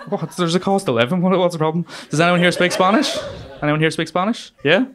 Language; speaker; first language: English; native; English